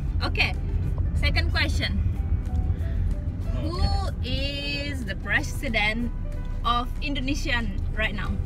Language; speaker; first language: English; non-native, fluent; Indonesian